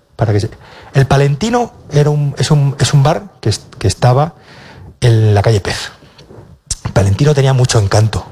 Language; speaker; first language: Spanish; native; Spanish